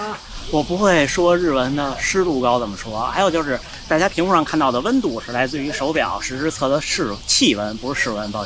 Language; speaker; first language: Chinese; native; Chinese